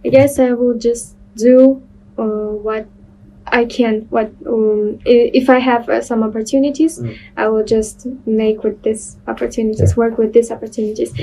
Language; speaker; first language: English; non-native, learner; Russian